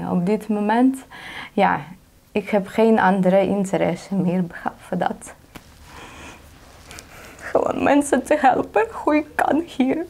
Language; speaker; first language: Dutch; non-native, fluent; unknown